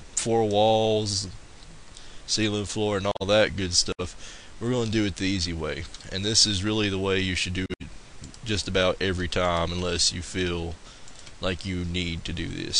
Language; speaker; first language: English; native; English